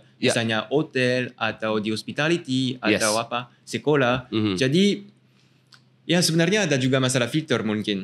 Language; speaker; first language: Indonesian; non-native, fluent; French